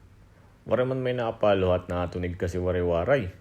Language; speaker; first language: Filipino; non-native, local second language; Waray